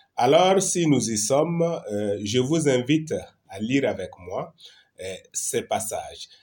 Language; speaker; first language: French; non-native, local second language; Mossi